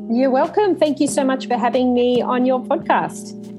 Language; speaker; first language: English; native; English